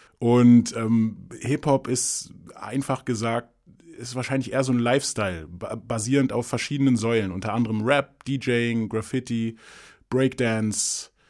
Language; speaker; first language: German; early bilingual, other home language; English